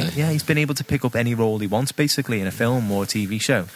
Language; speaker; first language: English; native; English